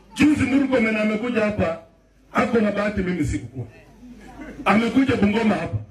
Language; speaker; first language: Swahili; native; Swahili